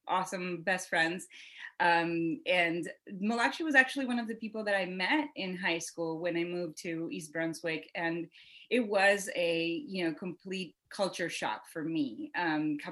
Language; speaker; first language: English; non-native, fluent; Spanish